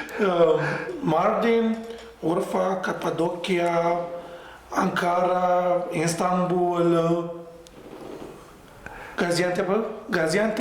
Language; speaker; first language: Turkish; non-native, learner; Romanian